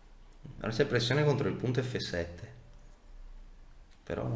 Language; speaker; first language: Italian; native; Italian